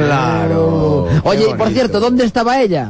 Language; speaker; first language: Spanish; native; Spanish